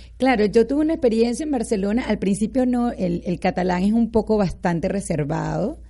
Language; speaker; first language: Spanish; native; Spanish